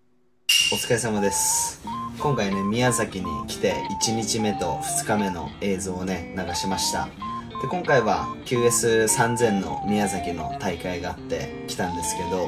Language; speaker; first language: Japanese; native; Japanese